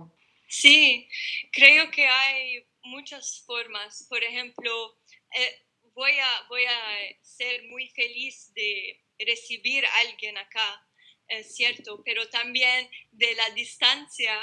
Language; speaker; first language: Spanish; non-native, learner; Arabic